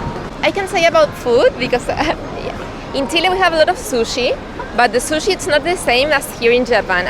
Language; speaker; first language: English; non-native, fluent; Spanish